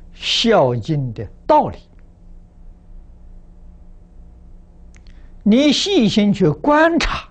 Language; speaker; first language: Chinese; native; Chinese